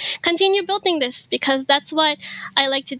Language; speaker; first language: English; early bilingual, other home language; Iloko